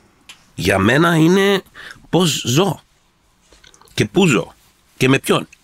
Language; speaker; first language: Greek; early bilingual, heritage; Greek